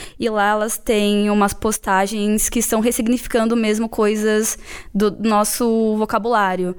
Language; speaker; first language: Portuguese; native; Portuguese